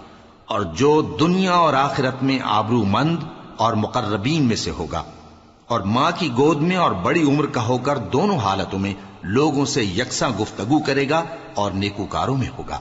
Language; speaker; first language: Urdu; native; Urdu